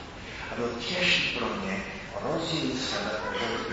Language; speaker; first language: Czech; non-native, fluent; English